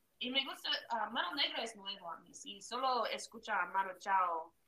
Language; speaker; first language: Spanish; non-native, learner; English